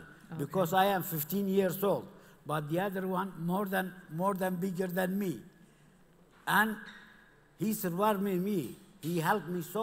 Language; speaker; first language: English; non-native, learner; Kurdish